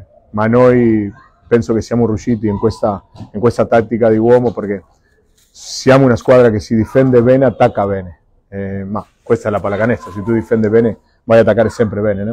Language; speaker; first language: Italian; non-native, fluent; Spanish